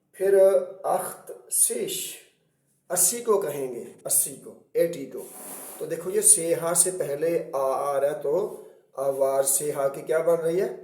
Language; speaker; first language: Urdu; non-native, local second language; Punjabi